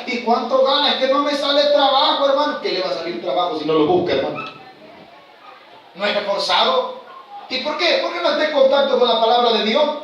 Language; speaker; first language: Spanish; native; Spanish